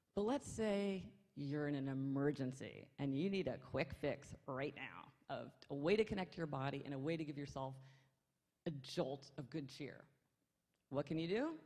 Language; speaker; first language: English; native; English